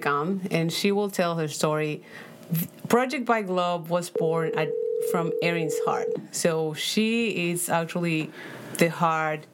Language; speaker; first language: English; non-native, fluent; Spanish